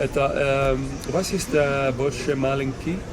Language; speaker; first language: Russian; non-native, learner; Arabic